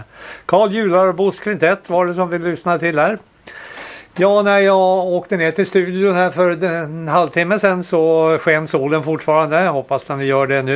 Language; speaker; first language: Swedish; native; Swedish